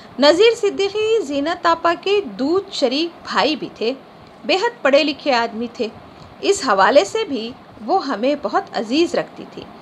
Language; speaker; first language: Urdu; native; Urdu